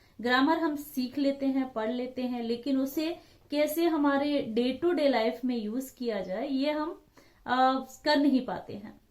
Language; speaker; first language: Hindi; non-native, local second language; Telugu